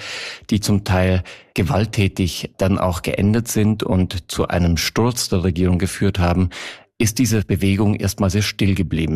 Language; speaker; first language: German; native; German